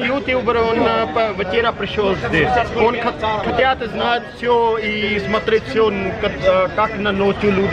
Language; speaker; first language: Russian; non-native, learner; Punjabi